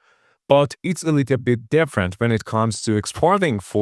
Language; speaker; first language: English; non-native, fluent; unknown